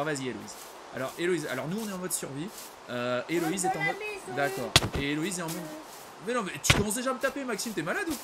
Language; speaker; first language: French; native; French